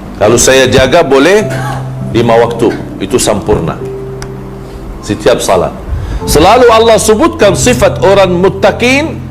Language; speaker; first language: Indonesian; non-native, fluent; Arabic